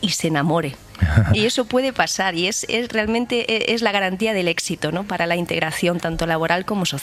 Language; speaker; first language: Spanish; native; Spanish